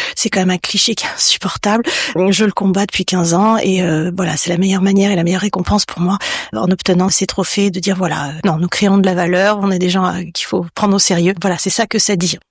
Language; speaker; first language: French; early bilingual, heritage; French